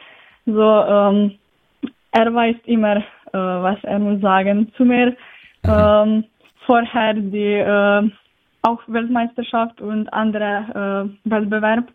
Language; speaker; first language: German; non-native, learner; Slovenian